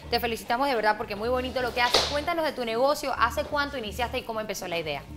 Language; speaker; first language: Spanish; native; Spanish